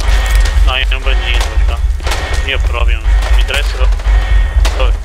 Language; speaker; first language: Italian; native; Italian